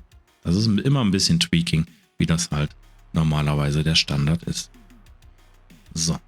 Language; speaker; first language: German; native; German